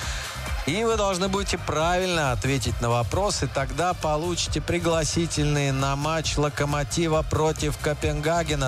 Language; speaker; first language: Russian; native; Russian